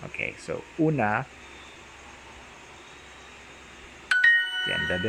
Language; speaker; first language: Spanish; non-native, learner; English